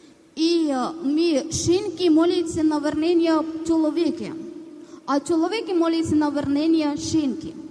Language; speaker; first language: Ukrainian; non-native, learner; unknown